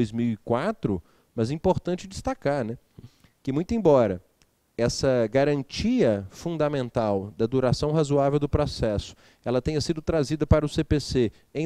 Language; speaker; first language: Portuguese; native; Portuguese